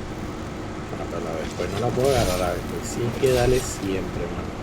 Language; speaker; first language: Spanish; native; Spanish